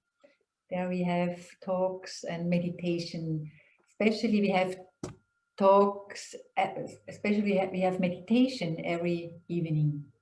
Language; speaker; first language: English; non-native, fluent; German